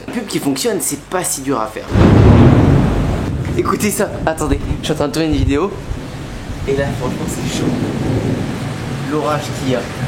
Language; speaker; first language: French; native; French